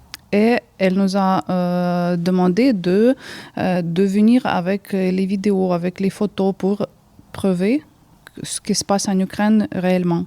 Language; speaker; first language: French; early bilingual, heritage; Ukrainian